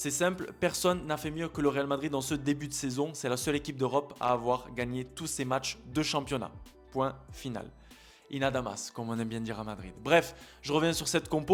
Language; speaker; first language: French; native; French